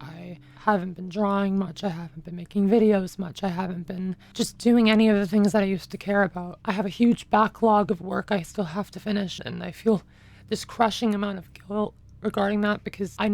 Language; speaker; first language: English; native; English